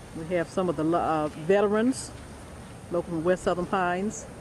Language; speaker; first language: English; native; English